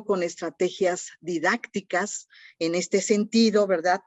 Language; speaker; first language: Spanish; native; Spanish